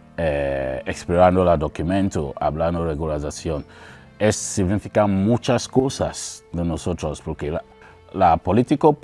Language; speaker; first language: Spanish; non-native, learner; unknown